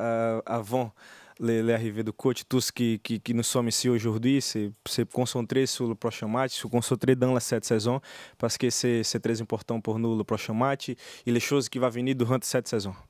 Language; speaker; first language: French; non-native, learner; Portuguese